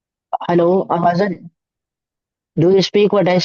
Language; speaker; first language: English; non-native, learner; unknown